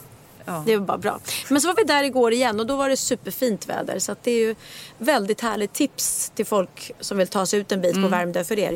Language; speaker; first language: Swedish; native; Swedish